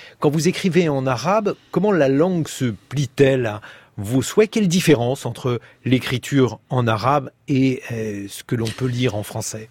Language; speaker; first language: French; native; French